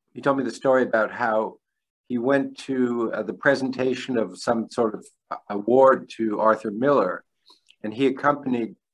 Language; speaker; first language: English; native; English